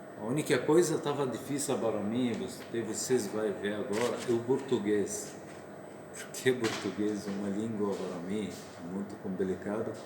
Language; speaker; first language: Portuguese; non-native, learner; Arabic